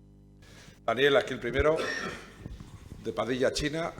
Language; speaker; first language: Spanish; native; Spanish